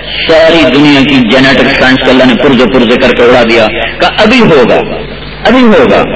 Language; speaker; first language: Urdu; non-native, local second language; Punjabi